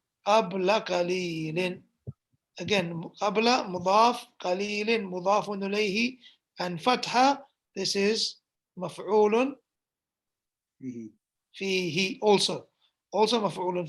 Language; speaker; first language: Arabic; non-native, fluent; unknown